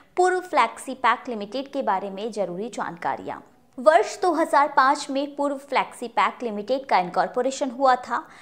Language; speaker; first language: Hindi; native; Hindi